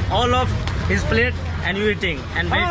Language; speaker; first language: English; non-native, learner; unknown